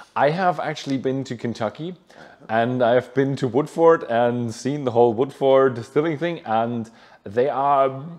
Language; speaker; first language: English; non-native, fluent; German